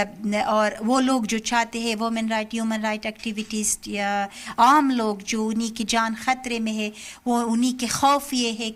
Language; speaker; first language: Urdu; non-native, learner; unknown